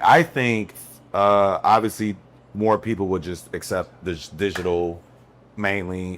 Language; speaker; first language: English; native; English